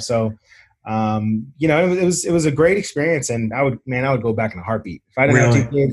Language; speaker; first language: English; native; English